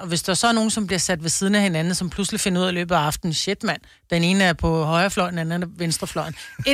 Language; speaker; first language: Danish; native; Danish